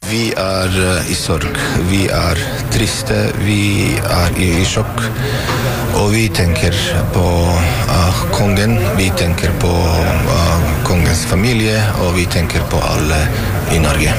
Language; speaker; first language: Norwegian; non-native, fluent; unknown